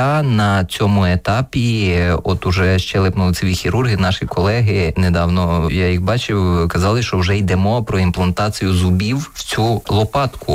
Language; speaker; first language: Ukrainian; native; Ukrainian